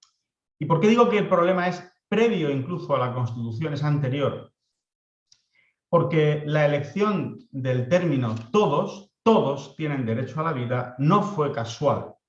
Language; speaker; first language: Spanish; native; Spanish